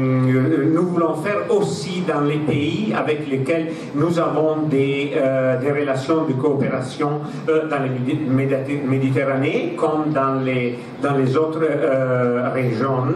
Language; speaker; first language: French; non-native, fluent; Italian